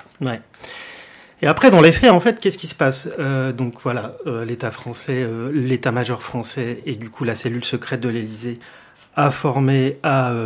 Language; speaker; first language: French; native; French